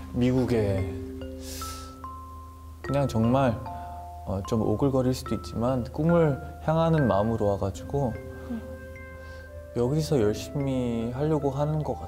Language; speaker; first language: Korean; early bilingual, heritage; English